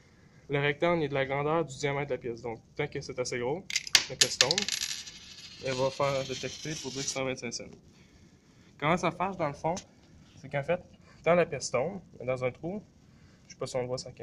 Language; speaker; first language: French; native; French